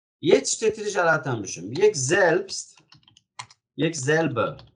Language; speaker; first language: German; non-native, fluent; Kurdish